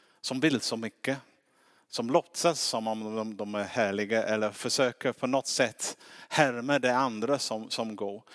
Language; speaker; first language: Swedish; non-native, fluent; English